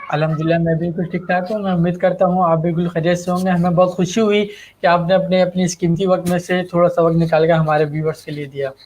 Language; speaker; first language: Urdu; native; Urdu